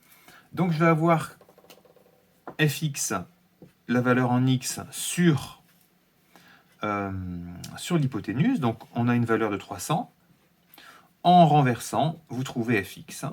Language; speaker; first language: French; native; French